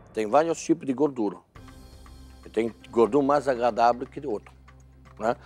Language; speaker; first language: Portuguese; non-native, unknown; French